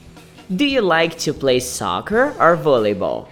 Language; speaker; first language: English; non-native, fluent; Portuguese